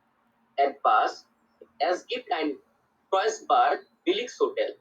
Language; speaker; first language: German; non-native, learner; Bangla